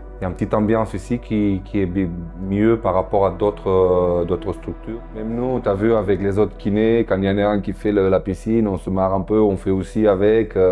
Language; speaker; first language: French; non-native, fluent; Romanian